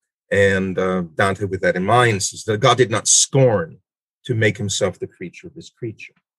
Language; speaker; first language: English; native; English